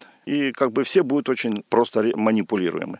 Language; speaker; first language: Russian; native; Russian